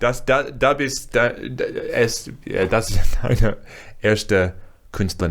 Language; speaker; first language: German; non-native, learner; English